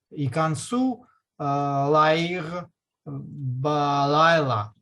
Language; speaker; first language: Hebrew; non-native, learner; Russian